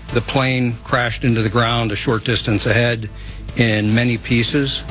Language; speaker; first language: English; native; English